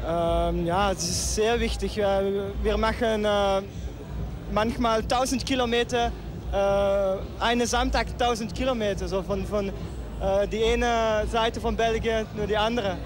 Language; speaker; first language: German; non-native, learner; Dutch